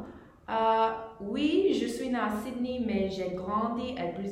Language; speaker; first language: French; non-native, learner; English